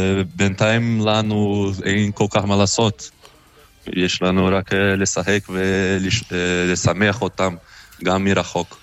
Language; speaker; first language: Hebrew; non-native, fluent; Portuguese